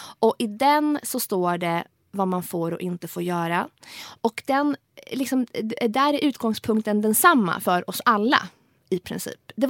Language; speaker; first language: Swedish; early bilingual, other home language; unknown